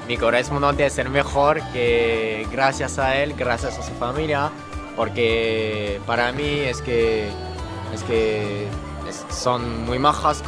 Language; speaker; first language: Spanish; non-native, learner; French